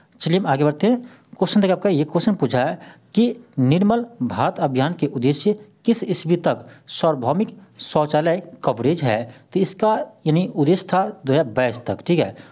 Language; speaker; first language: Hindi; native; Hindi